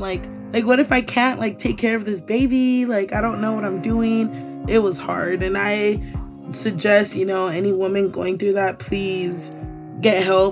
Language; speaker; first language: English; early bilingual, other home language; Spanish